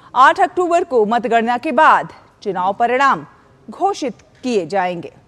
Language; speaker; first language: Hindi; native; Hindi